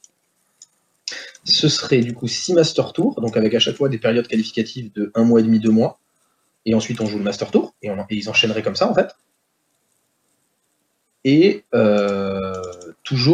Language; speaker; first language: French; native; French